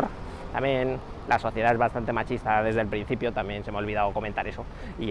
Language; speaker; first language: Spanish; native; Spanish